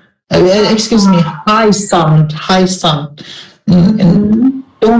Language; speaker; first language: English; non-native, learner; Persian